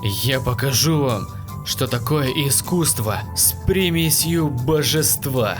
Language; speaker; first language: Russian; native; Russian